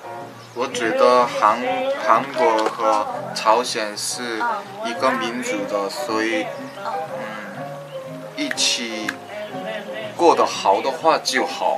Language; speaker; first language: Chinese; non-native, fluent; Korean